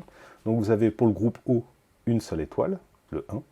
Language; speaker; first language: French; native; French